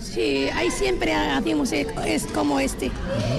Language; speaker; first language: Spanish; non-native, learner; Arabic